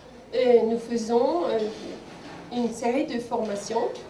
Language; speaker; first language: French; non-native, fluent; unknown